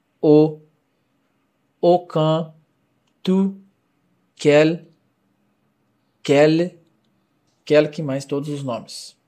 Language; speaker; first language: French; non-native, fluent; Portuguese